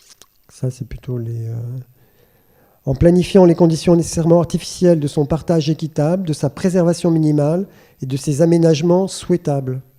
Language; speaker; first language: French; native; French